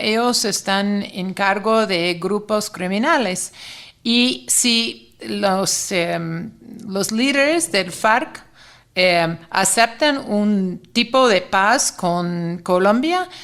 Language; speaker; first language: Spanish; non-native, fluent; English